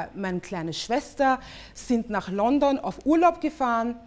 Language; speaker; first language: German; early bilingual, other home language; English